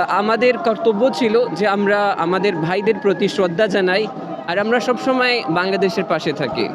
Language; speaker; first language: Bangla; non-native, fluent; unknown